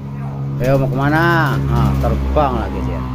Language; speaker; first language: Indonesian; native; Indonesian